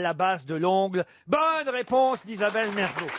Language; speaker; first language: French; native; French